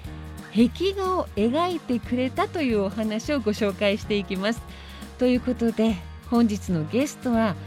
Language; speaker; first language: Japanese; native; Japanese